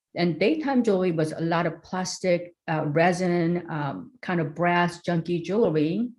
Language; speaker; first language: English; early bilingual, other home language; Korean